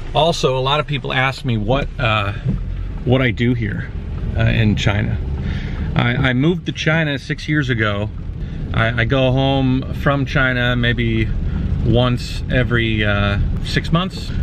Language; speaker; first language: English; native; English